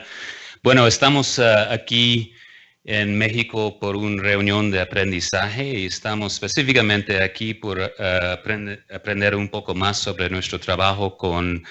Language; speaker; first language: Spanish; non-native, fluent; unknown